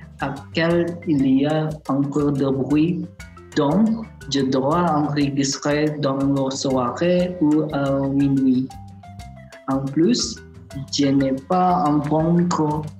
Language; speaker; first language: French; non-native, learner; Chinese